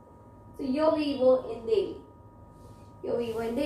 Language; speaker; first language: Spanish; non-native, fluent; Hindi